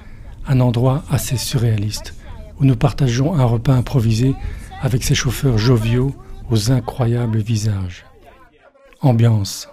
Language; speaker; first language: French; native; French